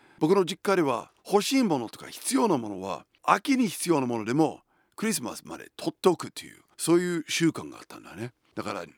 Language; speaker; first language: Japanese; non-native, fluent; English